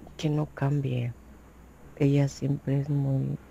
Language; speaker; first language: Spanish; native; Spanish